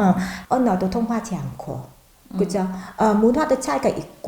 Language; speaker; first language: Korean; non-native, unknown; Vietnamese